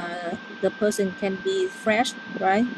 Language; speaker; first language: English; non-native, learner; Vietnamese